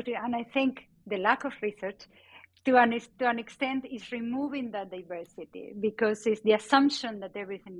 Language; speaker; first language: English; non-native, fluent; Spanish